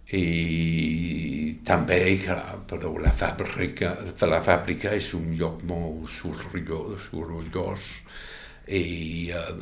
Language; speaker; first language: Catalan; non-native, fluent; English